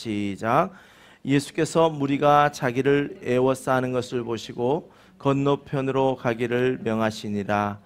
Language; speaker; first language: Korean; native; Korean